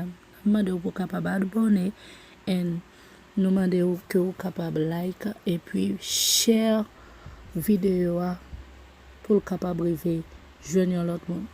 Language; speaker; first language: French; non-native, local second language; Haitian Creole